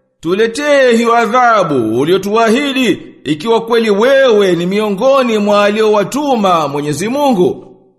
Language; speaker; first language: Swahili; native; Swahili